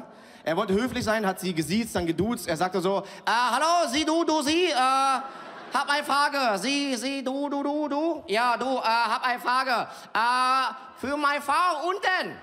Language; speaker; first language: German; early bilingual, other home language; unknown